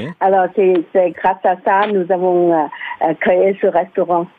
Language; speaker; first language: French; non-native, fluent; Vietnamese